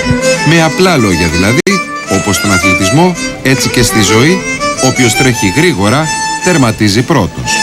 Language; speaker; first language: Greek; native; Greek